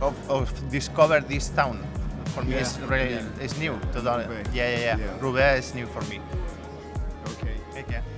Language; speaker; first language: English; non-native, learner; Spanish